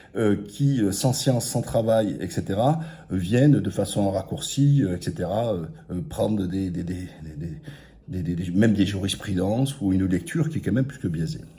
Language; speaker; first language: French; native; French